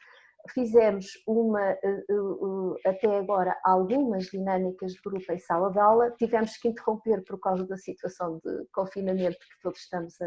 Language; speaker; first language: Portuguese; native; Portuguese